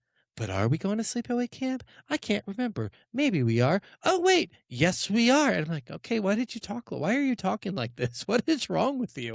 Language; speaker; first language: English; native; English